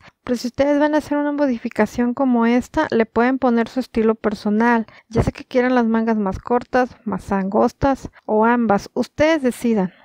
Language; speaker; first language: Spanish; native; Spanish